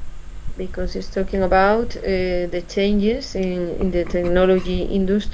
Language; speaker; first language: English; non-native, learner; Spanish